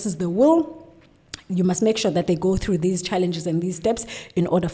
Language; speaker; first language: English; non-native, local second language; Xhosa